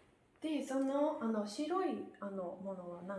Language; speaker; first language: Japanese; non-native, fluent; English